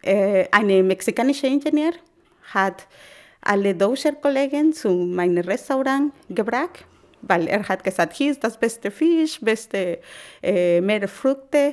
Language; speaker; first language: German; non-native, learner; Spanish